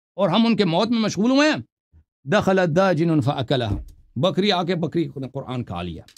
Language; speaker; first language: Urdu; non-native, local second language; Punjabi